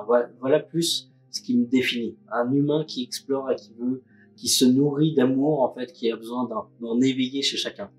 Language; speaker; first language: French; native; French